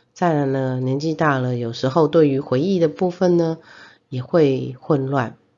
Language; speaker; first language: Chinese; native; Chinese